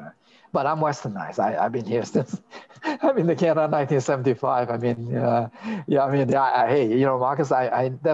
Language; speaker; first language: English; non-native, local second language; Cantonese